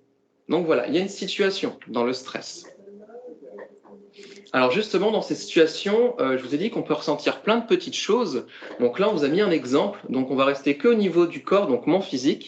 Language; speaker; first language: French; native; French